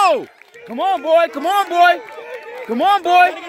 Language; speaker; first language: English; native; English